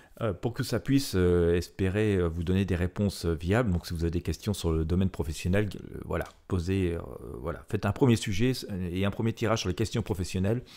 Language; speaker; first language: French; native; French